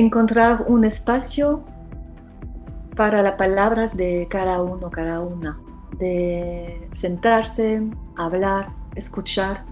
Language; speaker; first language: Spanish; non-native, fluent; French